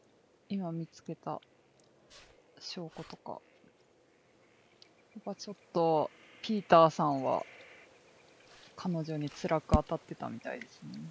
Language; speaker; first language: Japanese; native; Japanese